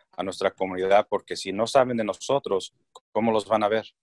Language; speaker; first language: Spanish; early bilingual, heritage; Spanish